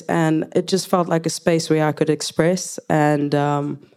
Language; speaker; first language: English; non-native, local second language; Zulu